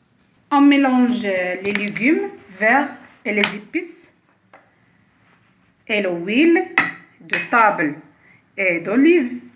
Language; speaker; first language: French; non-native, local second language; Arabic